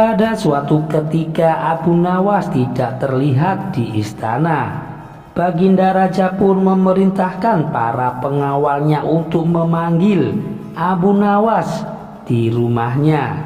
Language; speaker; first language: Indonesian; native; Indonesian